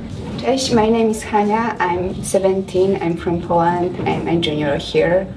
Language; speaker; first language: English; non-native, fluent; Polish